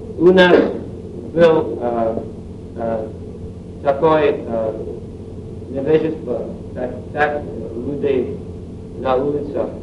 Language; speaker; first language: Russian; non-native, learner; English